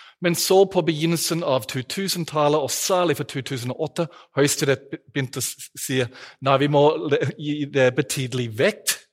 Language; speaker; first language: Norwegian; non-native, fluent; English